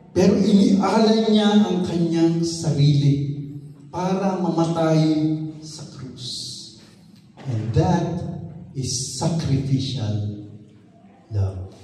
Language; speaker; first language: Filipino; non-native, local second language; Iloko